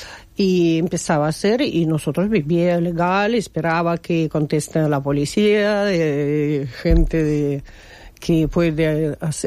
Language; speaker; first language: Spanish; non-native, learner; Russian